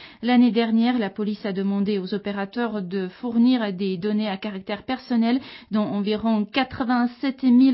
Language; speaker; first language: French; native; French